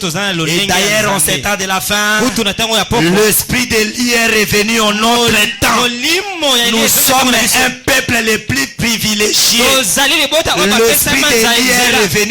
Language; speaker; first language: Haitian Creole; non-native, local second language; Lingala